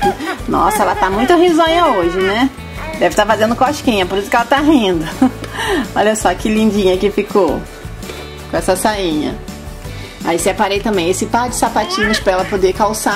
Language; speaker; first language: Portuguese; native; Portuguese